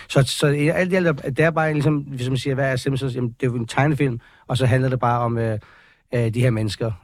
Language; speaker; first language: Danish; early bilingual, other home language; Persian